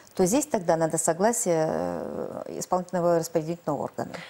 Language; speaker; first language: Russian; native; Russian